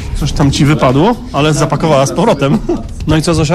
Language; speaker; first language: Polish; native; Polish